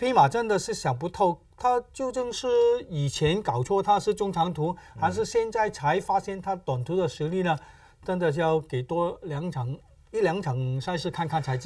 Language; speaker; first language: Chinese; native; Chinese